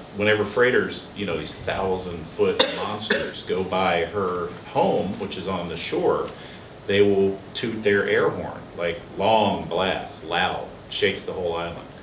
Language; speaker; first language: English; native; English